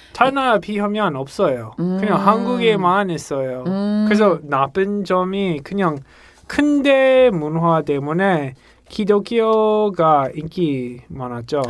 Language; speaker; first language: Korean; non-native, learner; English